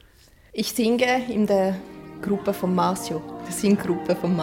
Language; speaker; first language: German; non-native, fluent; French